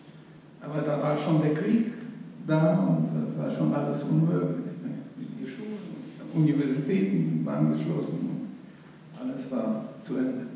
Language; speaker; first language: German; non-native, fluent; Polish